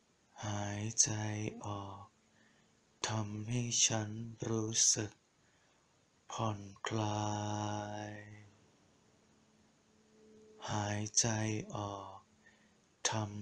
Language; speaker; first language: Thai; native; Thai